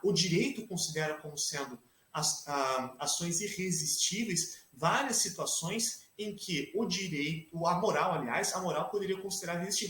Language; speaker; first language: Portuguese; native; Portuguese